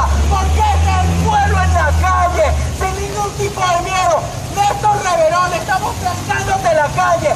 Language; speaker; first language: Spanish; native; Spanish